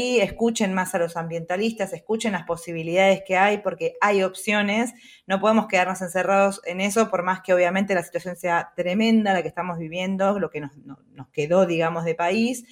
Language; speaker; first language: Spanish; native; Spanish